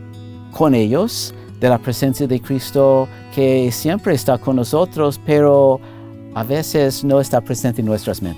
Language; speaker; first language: Spanish; non-native, fluent; English